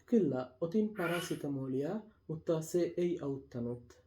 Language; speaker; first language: Finnish; non-native, learner; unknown